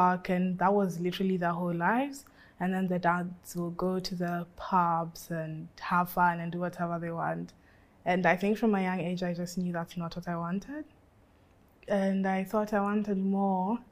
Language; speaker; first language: English; native; English